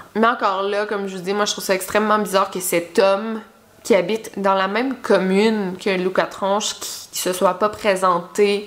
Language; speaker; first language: French; native; French